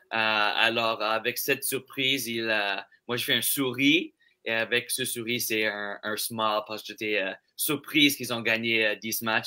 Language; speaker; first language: French; non-native, local second language; English